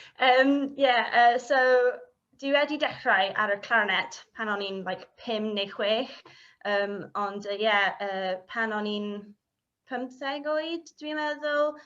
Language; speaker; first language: Welsh; non-native, learner; English